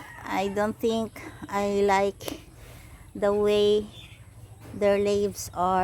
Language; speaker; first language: English; non-native, local second language; Filipino